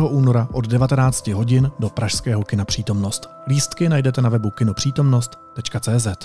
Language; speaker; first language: Czech; native; Czech